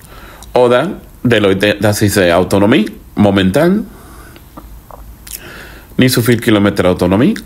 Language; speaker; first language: German; non-native, learner; Spanish